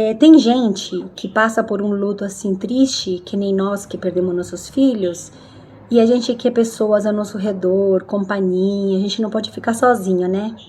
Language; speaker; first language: Portuguese; non-native, fluent; Spanish